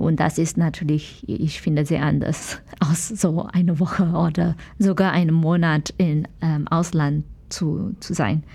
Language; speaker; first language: German; non-native, fluent; Chinese